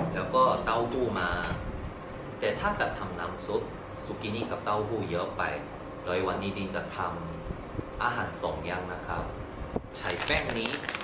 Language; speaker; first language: Thai; non-native, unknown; Korean